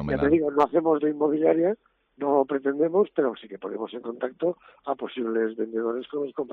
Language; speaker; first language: Spanish; native; Spanish